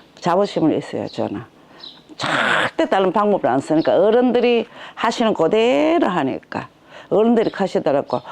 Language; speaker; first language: Korean; native; Korean